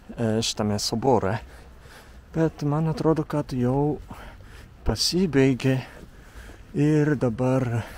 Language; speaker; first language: Lithuanian; non-native, learner; Japanese